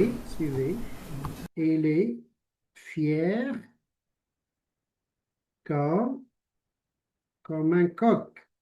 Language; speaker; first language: French; non-native, local second language; Arabic